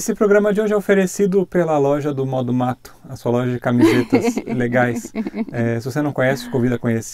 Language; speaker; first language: Portuguese; native; Portuguese